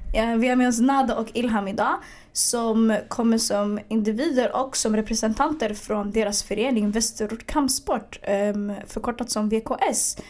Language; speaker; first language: Swedish; early bilingual, other home language; Arabic